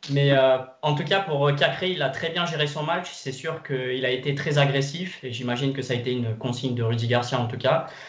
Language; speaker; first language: French; non-native, fluent; Portuguese